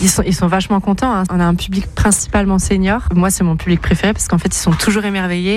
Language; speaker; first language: French; native; French